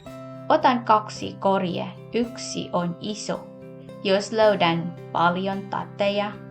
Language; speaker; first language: Finnish; non-native, learner; Thai